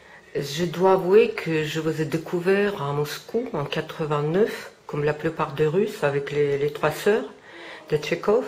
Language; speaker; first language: French; non-native, fluent; Russian